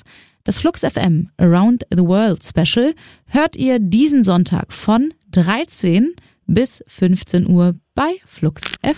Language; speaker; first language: German; native; German